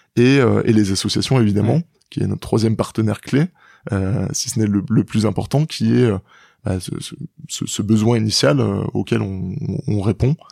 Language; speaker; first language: French; native; French